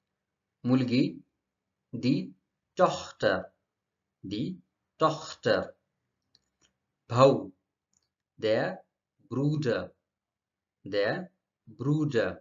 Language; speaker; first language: German; non-native, learner; Marathi